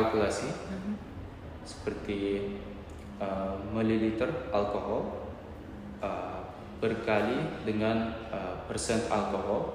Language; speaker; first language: Indonesian; non-native, learner; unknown